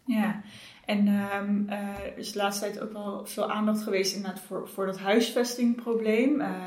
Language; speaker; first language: Dutch; native; Dutch